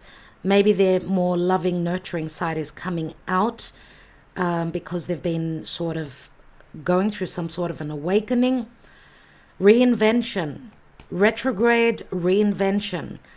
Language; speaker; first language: English; native; English